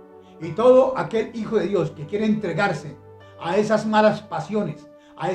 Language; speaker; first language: Spanish; native; Spanish